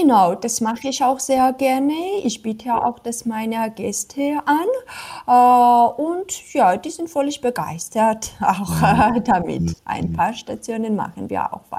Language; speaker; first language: German; non-native, fluent; Georgian